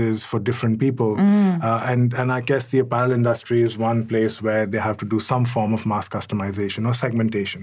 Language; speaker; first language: English; non-native, local second language; Hindi